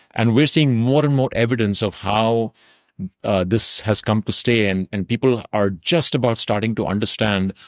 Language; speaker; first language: English; non-native, local second language; Tamil